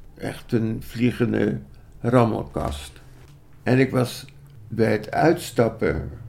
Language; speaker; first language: Dutch; early bilingual, other home language; Indonesian